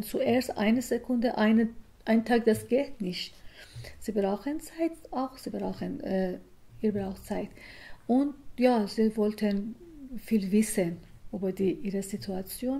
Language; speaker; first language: German; non-native, learner; Persian